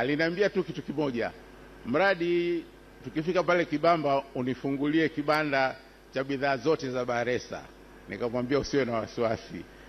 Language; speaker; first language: Swahili; native; Swahili